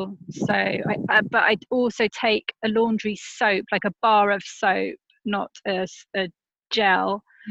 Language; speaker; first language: English; native; English